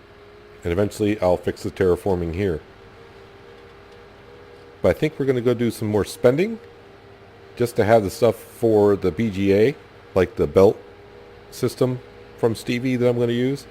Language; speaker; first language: English; native; English